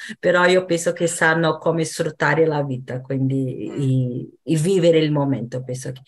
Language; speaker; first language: Italian; non-native, fluent; Portuguese